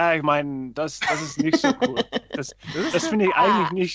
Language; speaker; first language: German; non-native, fluent; English